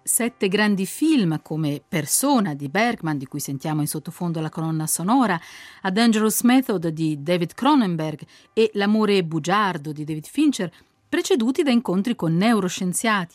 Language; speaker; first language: Italian; native; Italian